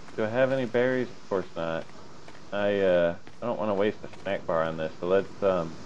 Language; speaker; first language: English; native; English